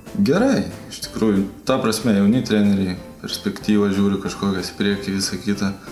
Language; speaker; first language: Lithuanian; native; Lithuanian